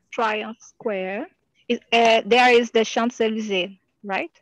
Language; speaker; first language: English; non-native, learner; Portuguese